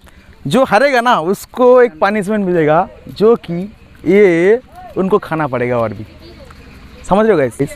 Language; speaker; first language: Hindi; non-native, local second language; Bangla